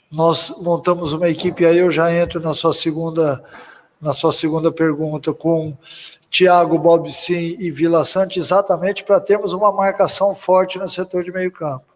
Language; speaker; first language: Portuguese; native; Portuguese